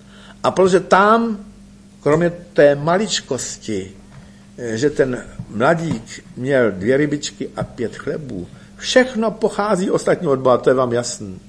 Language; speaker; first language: Czech; native; Czech